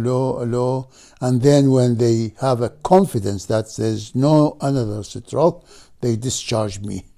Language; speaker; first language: English; non-native, fluent; Arabic